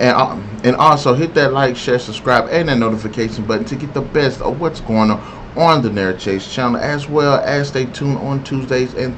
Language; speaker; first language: English; native; English